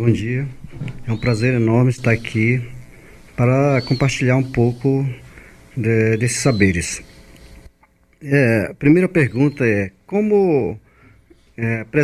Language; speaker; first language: Portuguese; non-native, local second language; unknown